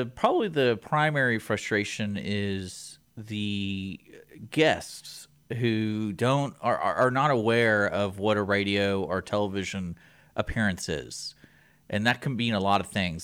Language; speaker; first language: English; native; English